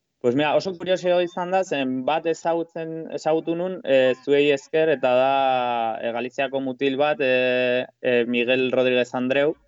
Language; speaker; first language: Basque; non-native, local second language; Spanish